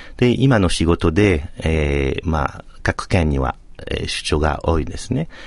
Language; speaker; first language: Japanese; non-native, fluent; French